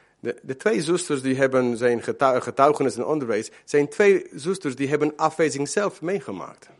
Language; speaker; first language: Dutch; non-native, fluent; Spanish